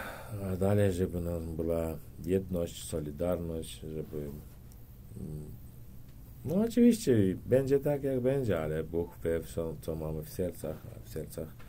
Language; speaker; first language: Polish; non-native, learner; Turkmen